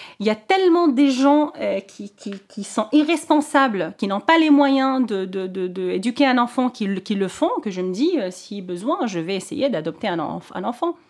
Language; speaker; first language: French; non-native, local second language; Arabic